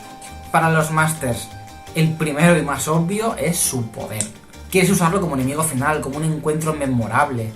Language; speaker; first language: Spanish; native; Spanish